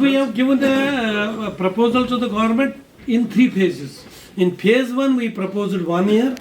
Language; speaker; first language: English; non-native, local second language; Kashmiri